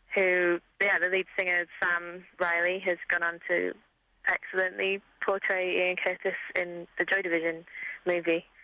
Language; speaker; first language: English; native; English